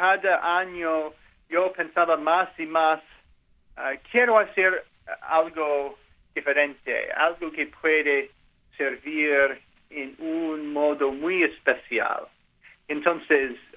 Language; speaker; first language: Spanish; non-native, learner; English